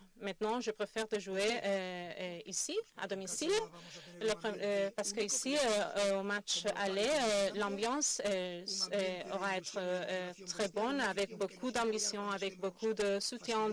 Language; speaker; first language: French; non-native, fluent; Spanish